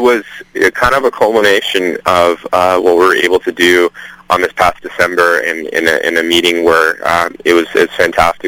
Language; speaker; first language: English; native; English